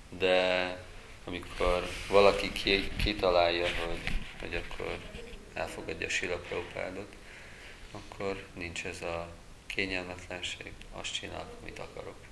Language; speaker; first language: Hungarian; native; Hungarian